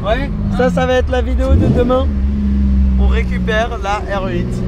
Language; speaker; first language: French; native; French